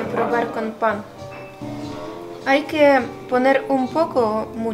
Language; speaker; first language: Spanish; non-native, fluent; Ukrainian